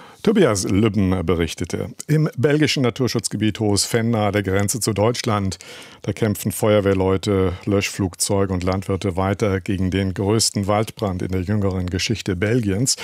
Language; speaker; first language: German; native; German